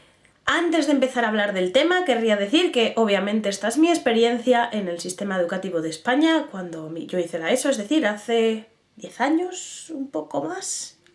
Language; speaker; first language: Spanish; native; Spanish